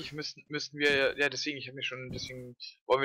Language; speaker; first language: German; native; German